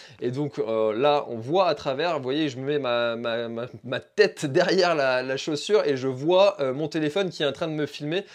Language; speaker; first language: French; native; French